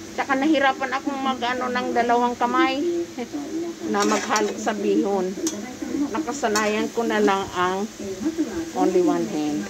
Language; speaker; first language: Filipino; non-native, local second language; Cebuano